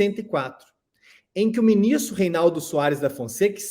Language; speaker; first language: Portuguese; native; Portuguese